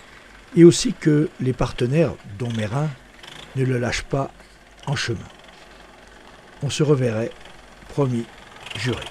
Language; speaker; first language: French; native; French